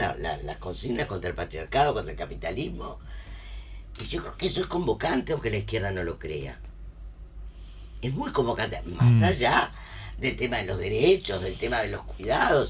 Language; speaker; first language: Spanish; native; Spanish